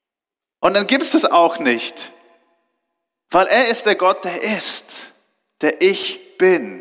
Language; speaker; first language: German; non-native, fluent; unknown